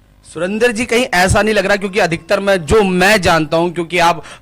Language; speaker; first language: Hindi; native; Hindi